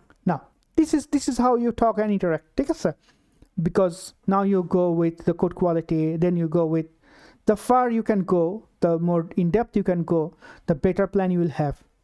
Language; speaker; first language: English; non-native, local second language; Bangla